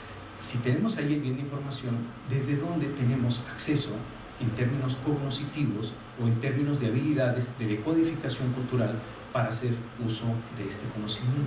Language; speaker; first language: Spanish; native; Spanish